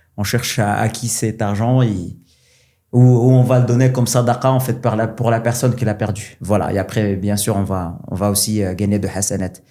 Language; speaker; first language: French; non-native, local second language; Arabic